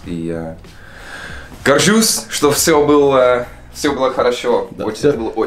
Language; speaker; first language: Russian; non-native, learner; Dutch